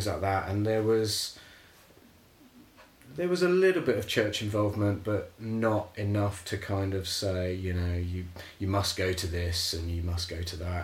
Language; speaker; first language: English; native; English